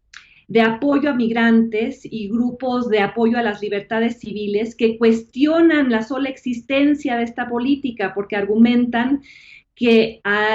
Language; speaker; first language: Spanish; native; Spanish